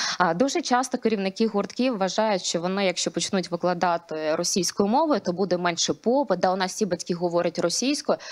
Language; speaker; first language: Ukrainian; non-native, local second language; Russian